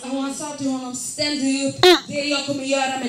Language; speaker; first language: Swedish; non-native, fluent; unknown